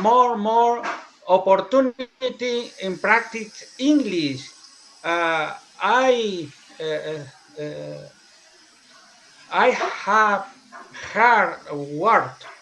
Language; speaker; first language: English; non-native, learner; Spanish